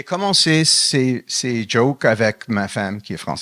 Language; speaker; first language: French; non-native, fluent; English